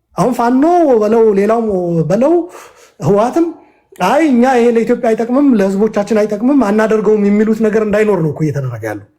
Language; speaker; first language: Amharic; non-native, local second language; Tigrinya